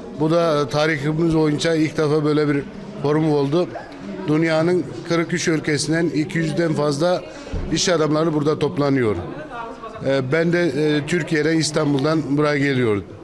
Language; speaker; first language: Turkish; non-native, fluent; Kazakh